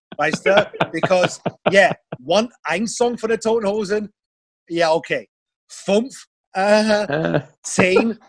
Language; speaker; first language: German; non-native, fluent; English